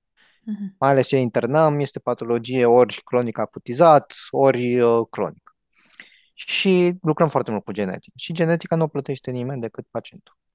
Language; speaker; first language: Romanian; native; Romanian